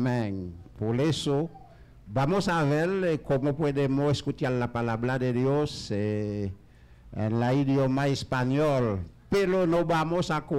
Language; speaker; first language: Spanish; non-native, learner; Haitian Creole